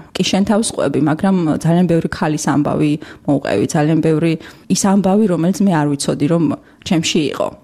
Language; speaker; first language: Georgian; native; Georgian